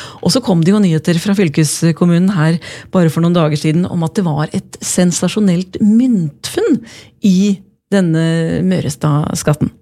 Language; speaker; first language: Norwegian; native; Norwegian